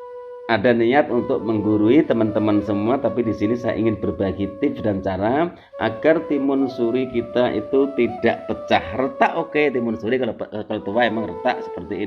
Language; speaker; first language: Indonesian; native; Indonesian